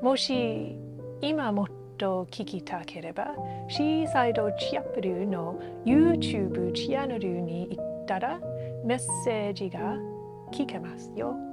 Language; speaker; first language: Japanese; non-native, learner; English